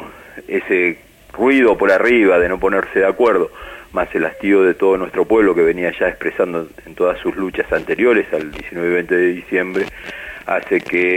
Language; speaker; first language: Spanish; native; Spanish